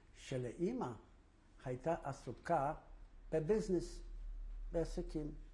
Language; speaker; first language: Hebrew; non-native, fluent; Polish